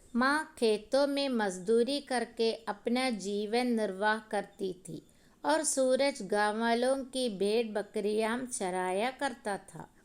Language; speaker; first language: Hindi; non-native, local second language; Malayalam